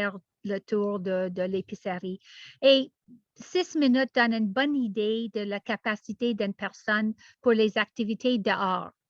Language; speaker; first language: French; non-native, learner; English